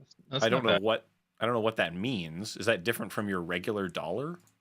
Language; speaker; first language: English; native; English